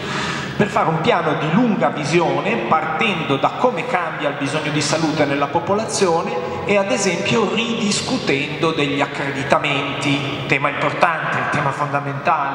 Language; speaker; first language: Italian; native; Italian